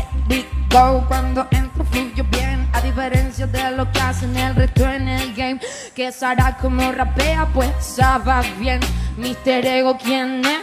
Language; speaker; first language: Spanish; native; Spanish